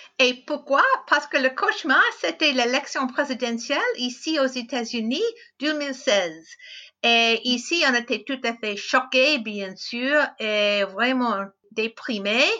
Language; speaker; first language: French; non-native, fluent; English